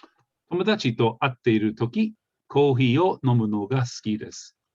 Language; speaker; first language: Japanese; non-native, fluent; English